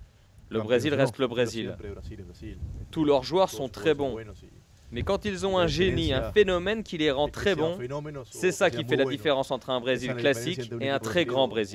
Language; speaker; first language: French; non-native, fluent; Spanish